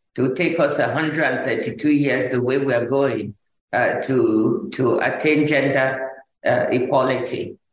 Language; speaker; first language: English; non-native, local second language; Igbo